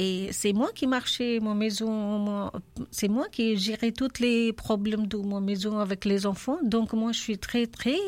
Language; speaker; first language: French; non-native, learner; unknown